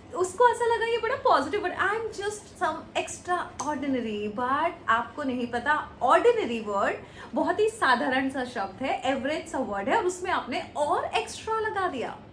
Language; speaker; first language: Hindi; native; Hindi